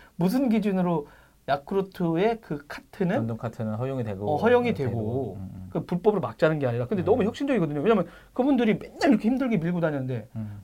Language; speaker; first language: Korean; native; Korean